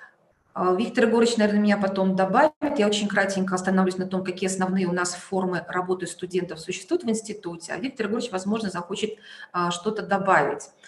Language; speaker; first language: Russian; native; Russian